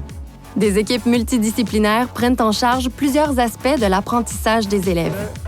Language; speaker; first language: French; native; French